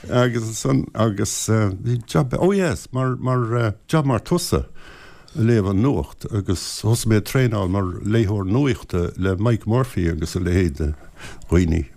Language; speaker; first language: Irish; non-native, local second language; English